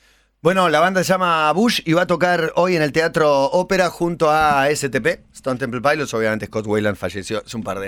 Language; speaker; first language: Spanish; native; Spanish